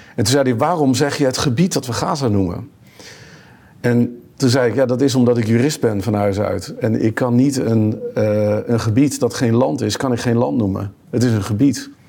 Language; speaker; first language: Dutch; native; Dutch